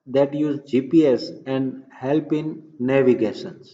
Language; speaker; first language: English; non-native, local second language; Gujarati